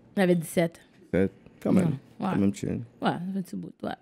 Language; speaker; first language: French; non-native, local second language; English